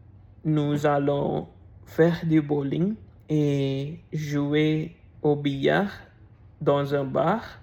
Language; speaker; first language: French; non-native, learner; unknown